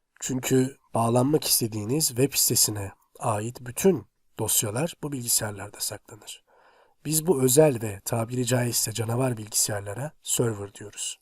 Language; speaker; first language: Turkish; native; Turkish